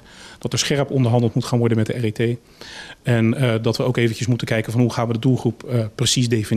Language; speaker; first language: Dutch; native; Dutch